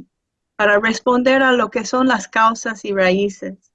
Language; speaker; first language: Spanish; non-native, fluent; English